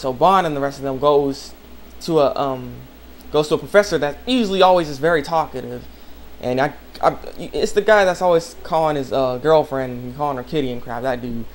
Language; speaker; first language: English; native; English